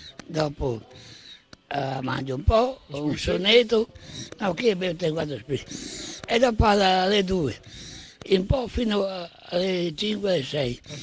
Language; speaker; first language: Italian; non-native, local second language; Venetian